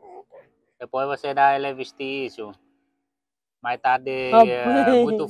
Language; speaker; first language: Portuguese; non-native, learner; Vietnamese